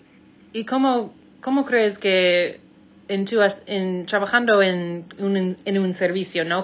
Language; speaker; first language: Spanish; non-native, fluent; English